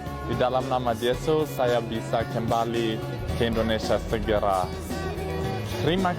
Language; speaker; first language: Indonesian; non-native, learner; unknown